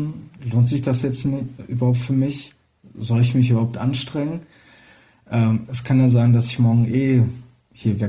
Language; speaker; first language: German; early bilingual, other home language; Armenian